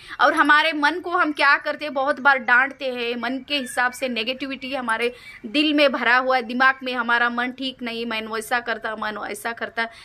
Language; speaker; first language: Hindi; non-native, local second language; Kannada